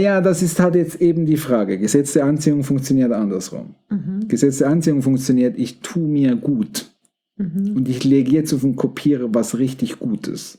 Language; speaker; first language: German; native; German